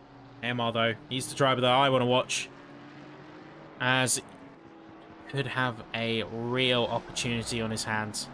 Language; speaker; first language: English; native; English